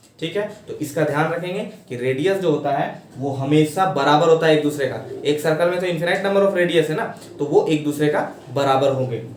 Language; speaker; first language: Hindi; native; Hindi